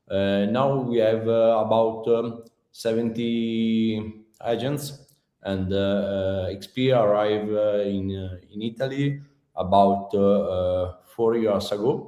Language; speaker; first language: English; non-native, learner; Italian